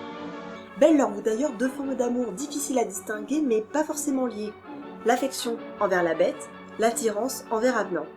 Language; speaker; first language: French; native; French